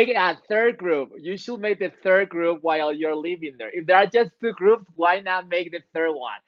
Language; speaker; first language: English; non-native, fluent; Spanish